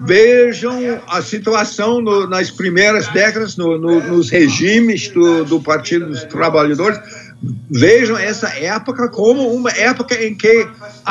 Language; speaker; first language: Portuguese; non-native, fluent; English